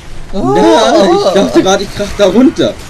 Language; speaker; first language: German; native; German